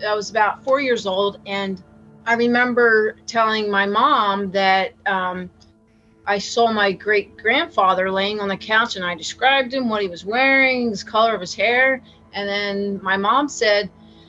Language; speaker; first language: English; native; English